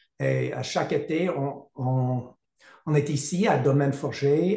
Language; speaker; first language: French; non-native, learner; English